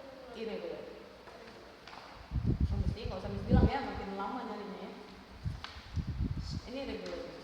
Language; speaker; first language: Indonesian; native; Indonesian